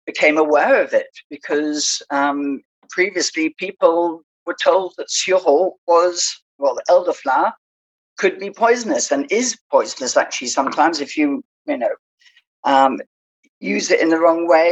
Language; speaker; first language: English; native; English